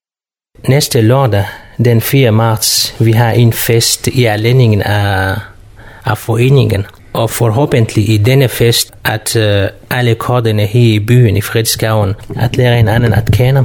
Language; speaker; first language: Danish; non-native, fluent; Kurdish